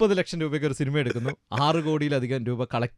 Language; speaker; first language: Malayalam; native; Malayalam